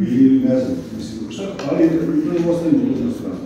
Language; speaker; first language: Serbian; early bilingual, heritage; Serbian